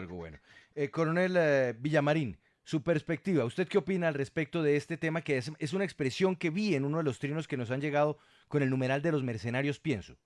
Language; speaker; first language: Spanish; native; Spanish